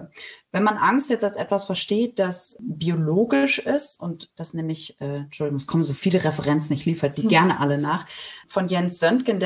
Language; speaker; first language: German; native; German